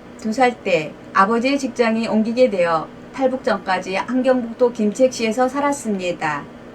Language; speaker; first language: Korean; native; Korean